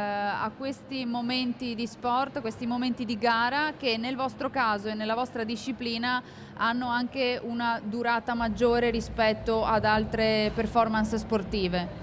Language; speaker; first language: Italian; native; Italian